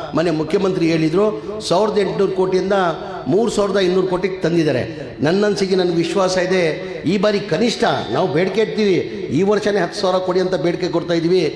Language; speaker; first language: Kannada; non-native, local second language; Urdu